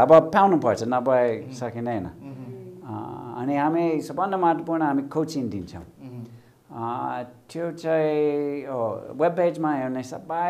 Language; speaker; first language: Nepali; non-native, fluent; English